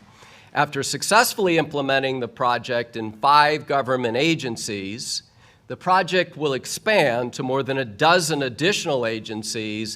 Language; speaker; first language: English; native; English